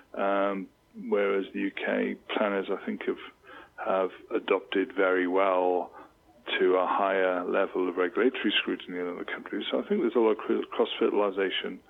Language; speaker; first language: English; native; English